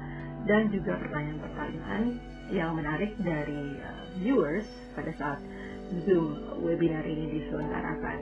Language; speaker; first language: Indonesian; native; Indonesian